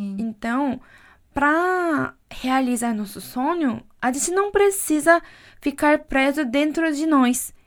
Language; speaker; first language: Portuguese; non-native, fluent; Korean